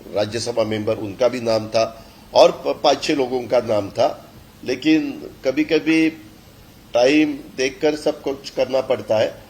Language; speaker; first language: Hindi; non-native, local second language; Marathi